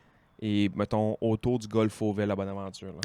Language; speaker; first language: French; native; French